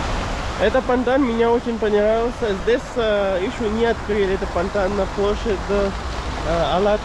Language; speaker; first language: Russian; non-native, learner; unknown